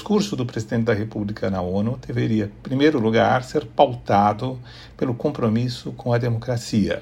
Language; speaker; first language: Portuguese; native; Portuguese